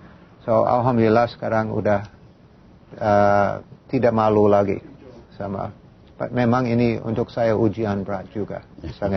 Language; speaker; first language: Indonesian; non-native, fluent; English